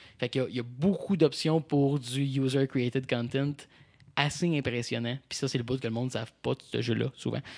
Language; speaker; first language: French; native; French